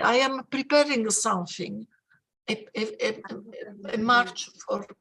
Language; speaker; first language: English; non-native, fluent; Italian